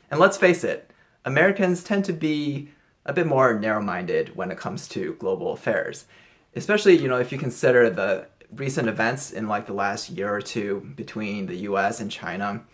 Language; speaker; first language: English; early bilingual, other home language; Chinese